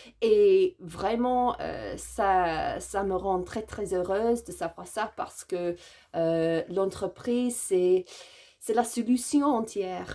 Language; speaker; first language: French; non-native, learner; English